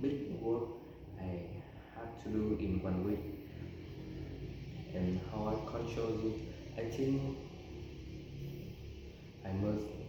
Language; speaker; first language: English; non-native, learner; Vietnamese